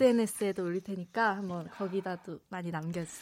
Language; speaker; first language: Korean; native; Korean